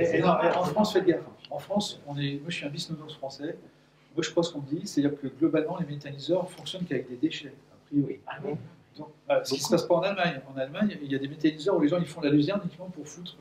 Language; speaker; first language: French; native; French